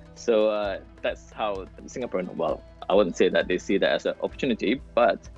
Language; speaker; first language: English; non-native, local second language; Malay